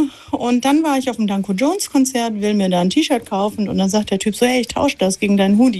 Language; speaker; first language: German; native; German